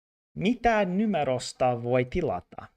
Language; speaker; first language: Finnish; non-native, learner; English